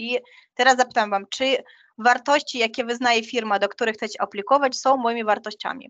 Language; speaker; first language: Polish; non-native, fluent; Ukrainian